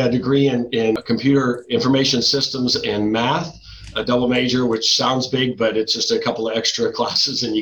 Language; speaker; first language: English; early bilingual, other home language; Dutch